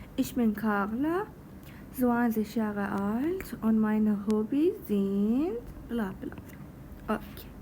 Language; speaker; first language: German; non-native, fluent; Persian